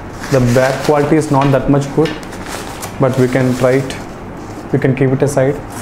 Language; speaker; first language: English; non-native, local second language; Telugu